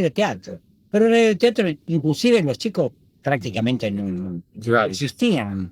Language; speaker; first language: Spanish; early bilingual, other home language; Italian